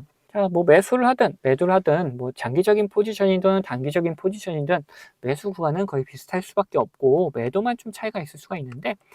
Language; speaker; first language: Korean; native; Korean